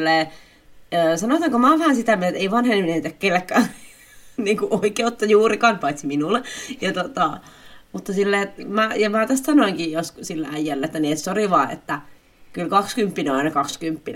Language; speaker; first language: Finnish; native; Finnish